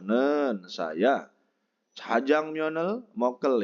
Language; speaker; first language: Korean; non-native, fluent; Indonesian